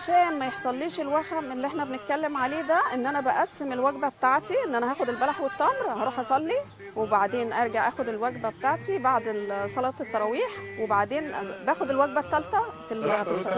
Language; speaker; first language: Arabic; native; Arabic